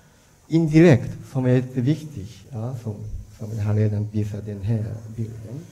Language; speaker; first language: Swedish; non-native, fluent; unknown